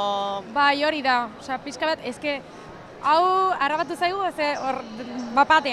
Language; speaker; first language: Basque; non-native, local second language; Spanish